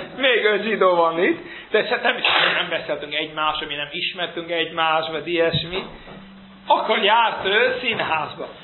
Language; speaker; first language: Hungarian; early bilingual, heritage; Hungarian